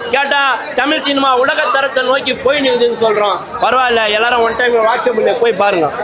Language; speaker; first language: Tamil; native; Tamil